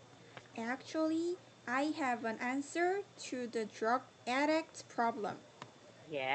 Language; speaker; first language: English; non-native, learner; Korean